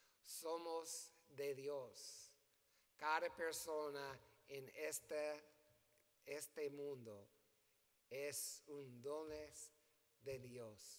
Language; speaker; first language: Spanish; non-native, learner; English